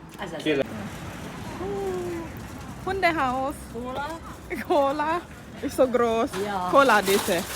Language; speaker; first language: German; non-native, learner; Thai